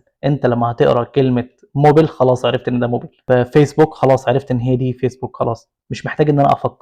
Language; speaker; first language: Arabic; native; Arabic